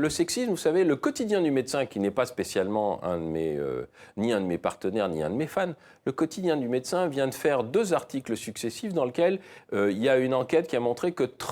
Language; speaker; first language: French; native; French